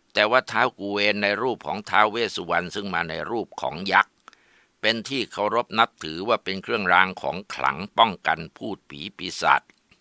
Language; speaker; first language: Thai; native; Thai